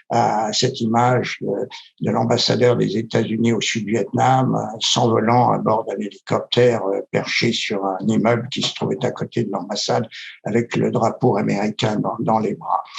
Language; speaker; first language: French; native; French